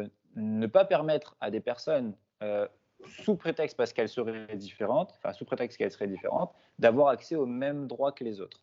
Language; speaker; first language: French; native; French